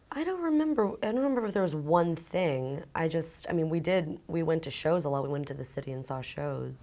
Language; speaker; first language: English; early bilingual, other home language; Ukrainian